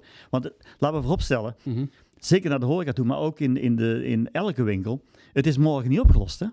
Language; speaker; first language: Dutch; native; Dutch